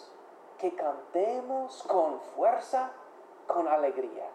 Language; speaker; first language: Spanish; non-native, fluent; English